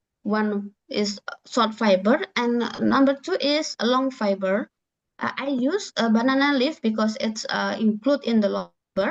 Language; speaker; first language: English; non-native, learner; Indonesian